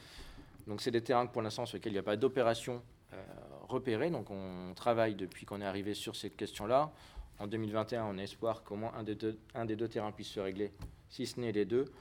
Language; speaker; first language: French; native; French